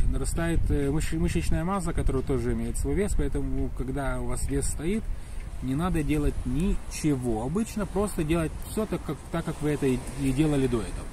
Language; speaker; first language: Russian; native; Russian